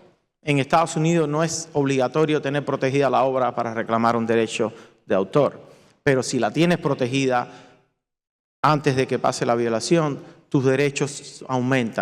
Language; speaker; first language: Spanish; native; Spanish